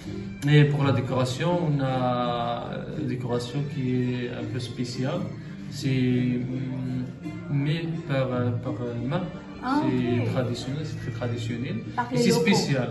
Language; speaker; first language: French; non-native, local second language; Arabic